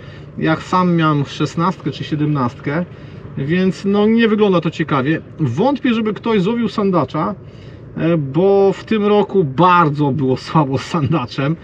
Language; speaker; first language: Polish; native; Polish